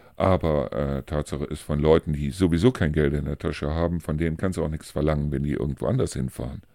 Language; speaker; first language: German; native; German